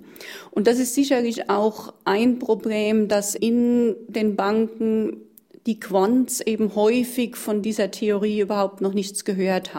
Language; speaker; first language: German; native; German